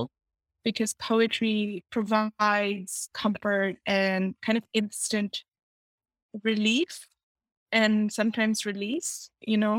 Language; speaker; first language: English; non-native, local second language; Urdu